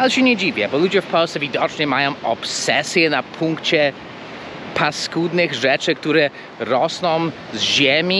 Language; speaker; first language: Polish; early bilingual, heritage; Polish